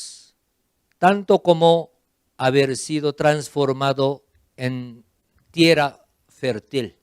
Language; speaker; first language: Spanish; non-native, fluent; Korean